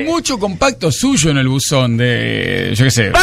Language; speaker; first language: Spanish; native; Spanish